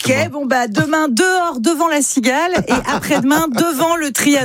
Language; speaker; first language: French; native; French